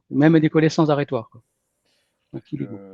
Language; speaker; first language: French; native; French